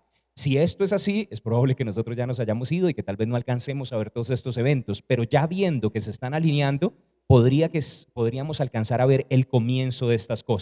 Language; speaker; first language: Spanish; native; Spanish